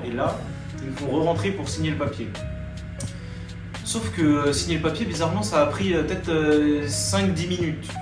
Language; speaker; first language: French; native; French